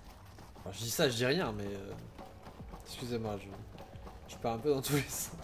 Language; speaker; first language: French; native; French